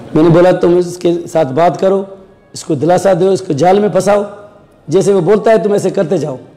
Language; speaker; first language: Urdu; non-native, local second language; Sindhi